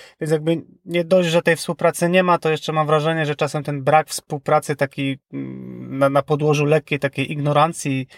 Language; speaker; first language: Polish; native; Polish